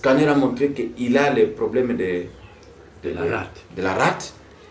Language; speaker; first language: French; non-native, local second language; Swahili